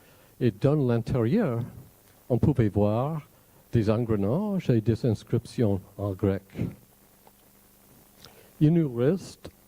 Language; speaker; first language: French; non-native, fluent; English